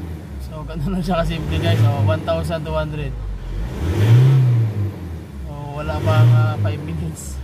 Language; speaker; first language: Filipino; native; Filipino